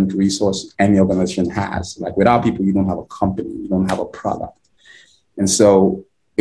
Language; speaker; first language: English; non-native, local second language; Igbo